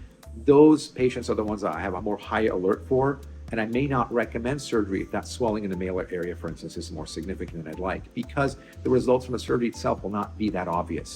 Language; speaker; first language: English; native; English